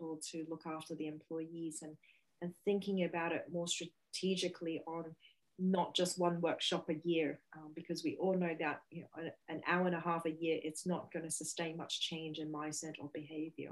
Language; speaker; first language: English; non-native, local second language; Cantonese